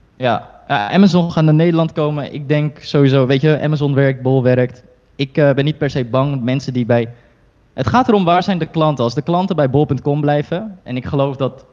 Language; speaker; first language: Dutch; early bilingual, other home language; Chinese